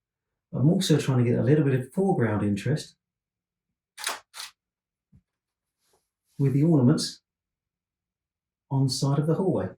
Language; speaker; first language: English; native; English